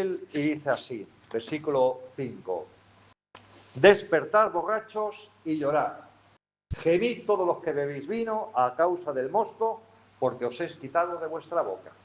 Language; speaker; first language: Spanish; native; Spanish